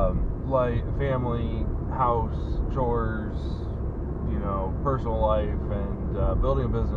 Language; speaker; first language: English; native; English